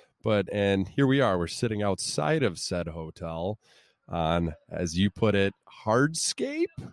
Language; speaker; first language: English; native; English